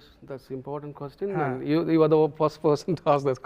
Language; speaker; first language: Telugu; non-native, learner; Tamil